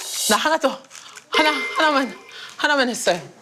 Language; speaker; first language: Korean; non-native, learner; English